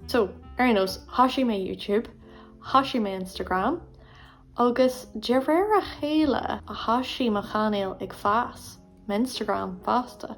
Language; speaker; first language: Irish; non-native, local second language; English